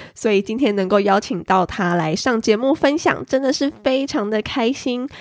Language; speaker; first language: Chinese; native; Chinese